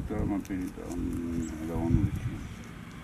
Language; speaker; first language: Italian; non-native, learner; Arabic